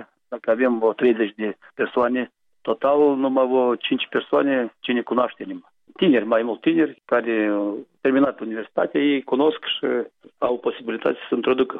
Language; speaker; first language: Romanian; non-native, local second language; Gagauz